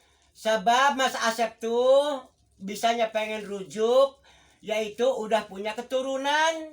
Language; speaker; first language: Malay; non-native, local second language; Javanese